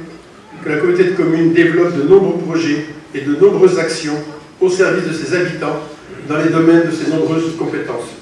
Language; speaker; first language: French; native; French